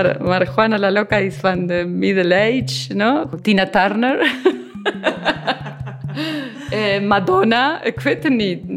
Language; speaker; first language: Dutch; non-native, learner; Spanish